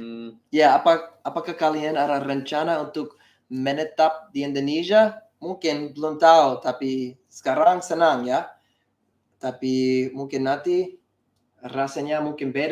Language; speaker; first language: Indonesian; non-native, learner; English